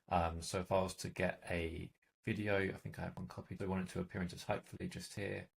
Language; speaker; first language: English; native; English